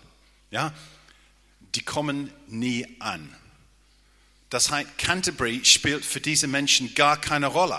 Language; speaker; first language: German; non-native, fluent; English